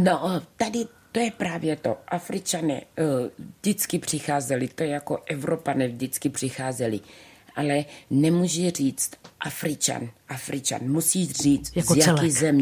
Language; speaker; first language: Czech; early bilingual, other home language; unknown